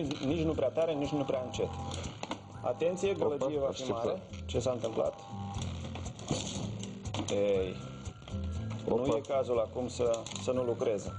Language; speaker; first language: Romanian; native; Romanian